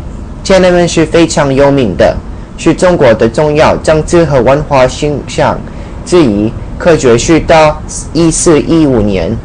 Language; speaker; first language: Chinese; non-native, learner; English